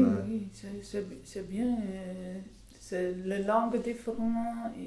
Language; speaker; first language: French; non-native, learner; Dutch